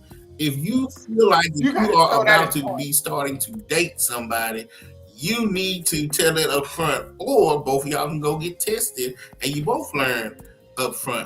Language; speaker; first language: English; native; English